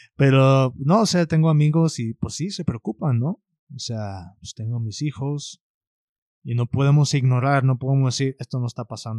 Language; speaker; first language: Spanish; early bilingual, heritage; Spanish